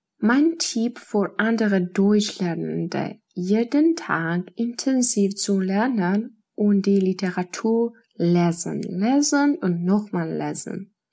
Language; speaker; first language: German; non-native, learner; Georgian